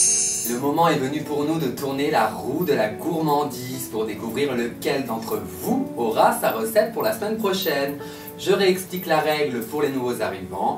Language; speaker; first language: French; native; French